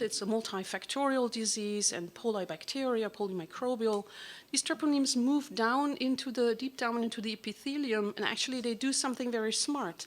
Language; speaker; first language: English; non-native, fluent; German